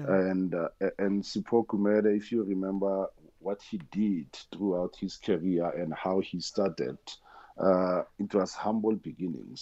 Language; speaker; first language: English; non-native, local second language; Tswana